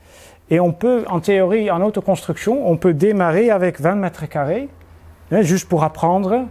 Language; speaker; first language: French; non-native, fluent; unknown